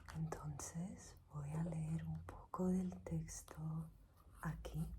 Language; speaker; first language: Spanish; non-native, learner; Greek